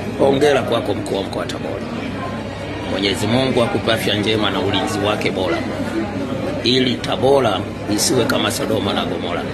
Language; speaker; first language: Swahili; native; Swahili